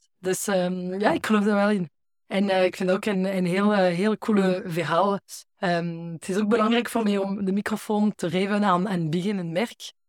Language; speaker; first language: Dutch; non-native, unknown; French